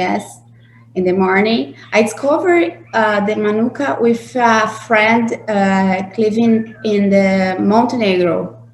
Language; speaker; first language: English; non-native, learner; Portuguese